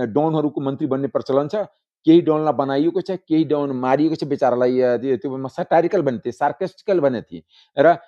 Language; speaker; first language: Nepali; non-native, local second language; Maithili